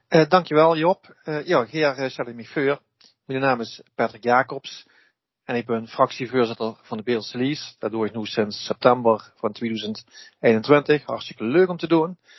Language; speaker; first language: Dutch; native; Dutch